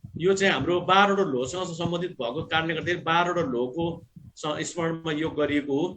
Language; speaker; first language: Nepali; non-native, local second language; Gurung